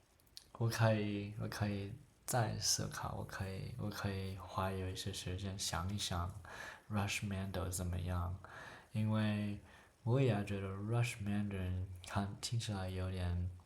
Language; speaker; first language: Chinese; non-native, learner; English